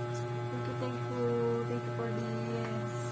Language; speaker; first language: English; non-native, local second language; Filipino